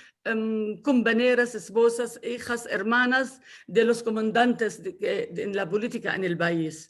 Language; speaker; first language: Spanish; non-native, fluent; Arabic